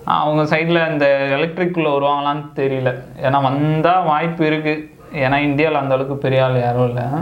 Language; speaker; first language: Tamil; native; Tamil